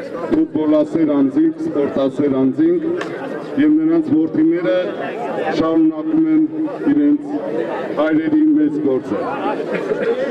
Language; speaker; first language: Armenian; native; Armenian